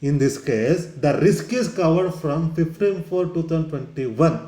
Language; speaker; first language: English; non-native, local second language; Kannada